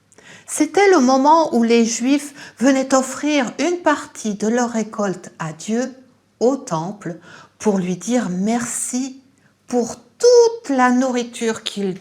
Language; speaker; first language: French; native; French